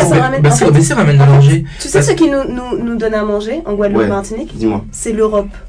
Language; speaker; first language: French; native; French